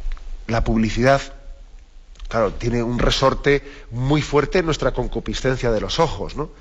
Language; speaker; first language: Spanish; native; Spanish